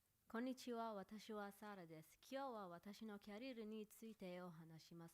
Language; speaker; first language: Japanese; non-native, learner; Arabic